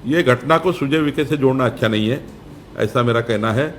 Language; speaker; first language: Hindi; non-native, local second language; Marathi